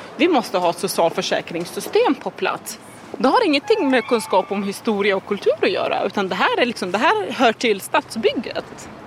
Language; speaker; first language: Swedish; non-native, fluent; Arabic